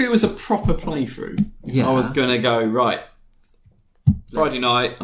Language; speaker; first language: English; native; English